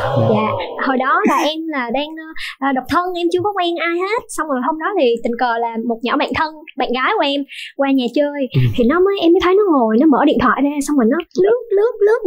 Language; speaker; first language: Vietnamese; native; Vietnamese